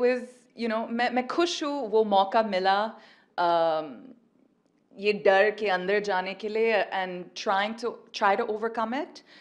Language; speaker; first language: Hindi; early bilingual, heritage; Hindi